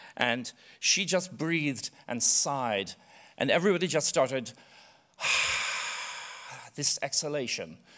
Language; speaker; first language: English; native; English